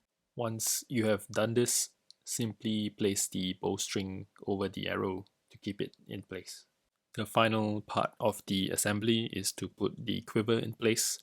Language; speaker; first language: English; native; English